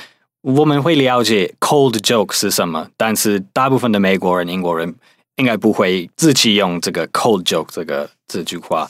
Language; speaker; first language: Chinese; non-native, fluent; English